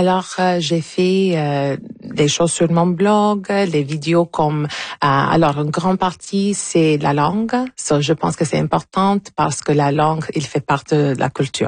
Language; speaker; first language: French; non-native, local second language; English